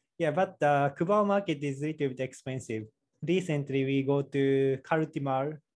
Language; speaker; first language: English; non-native, learner; Japanese